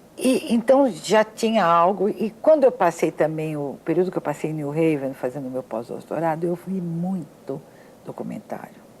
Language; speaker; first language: Portuguese; native; Portuguese